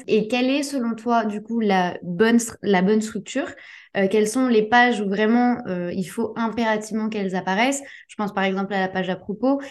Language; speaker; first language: French; native; French